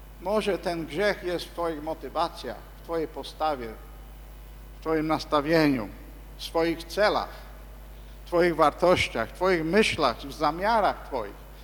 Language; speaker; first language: Polish; non-native, fluent; English